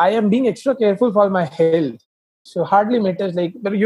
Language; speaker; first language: English; non-native, local second language; Hindi